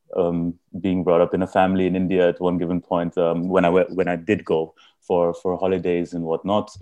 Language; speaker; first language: English; early bilingual, heritage; German